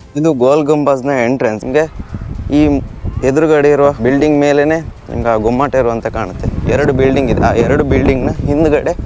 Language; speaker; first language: Kannada; non-native, local second language; Tulu